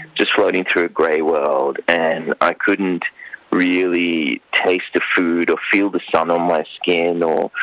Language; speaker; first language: English; non-native, local second language; Sinhala